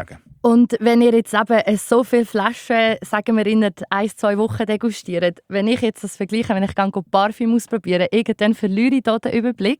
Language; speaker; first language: German; native; German